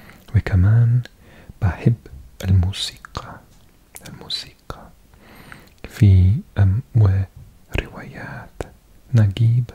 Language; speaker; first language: Arabic; non-native, learner; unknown